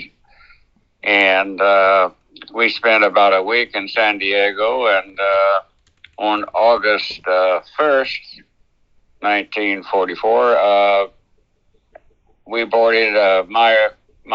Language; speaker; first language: English; native; English